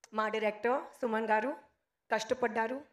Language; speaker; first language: Telugu; non-native, learner; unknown